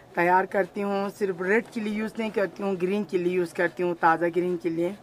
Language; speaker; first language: Urdu; non-native, local second language; Burmese